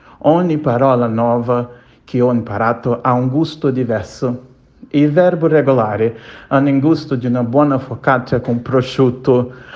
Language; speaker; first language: Italian; non-native, learner; Portuguese